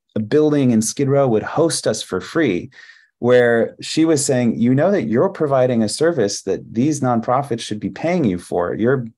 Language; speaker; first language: English; early bilingual, other home language; Hebrew